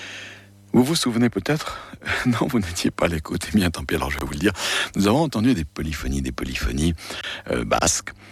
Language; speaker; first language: French; native; French